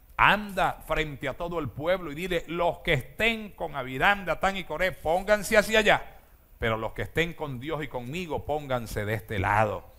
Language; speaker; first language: Spanish; native; Spanish